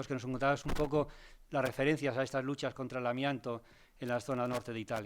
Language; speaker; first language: Spanish; native; Spanish